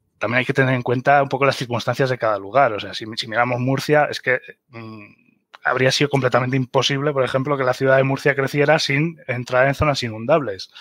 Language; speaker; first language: Spanish; early bilingual, other home language; German